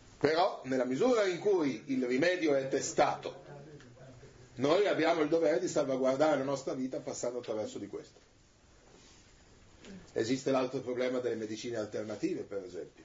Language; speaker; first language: Italian; native; Italian